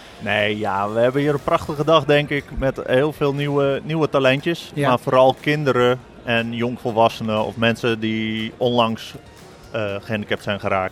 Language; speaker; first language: Dutch; native; Dutch